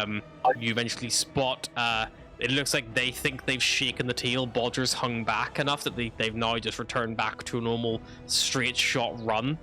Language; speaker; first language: English; native; English